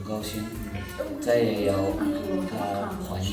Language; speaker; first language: Chinese; non-native, learner; Turkmen